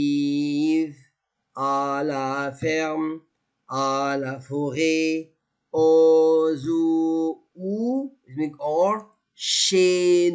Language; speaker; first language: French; non-native, fluent; Arabic